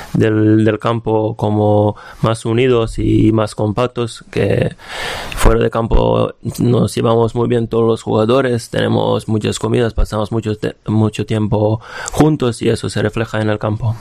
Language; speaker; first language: Spanish; non-native, fluent; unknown